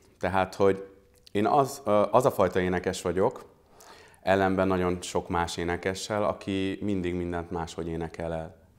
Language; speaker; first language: Hungarian; early bilingual, other home language; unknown